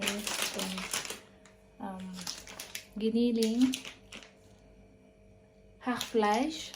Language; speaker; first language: Filipino; native; Filipino